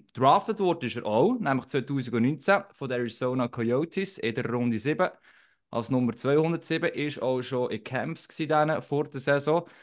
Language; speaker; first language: German; native; German